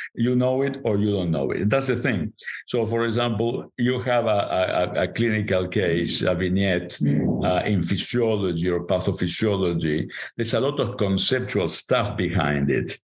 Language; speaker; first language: English; non-native, fluent; Spanish